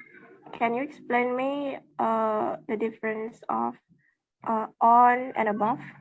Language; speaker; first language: English; non-native, learner; Indonesian